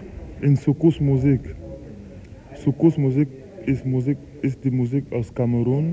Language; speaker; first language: German; non-native, fluent; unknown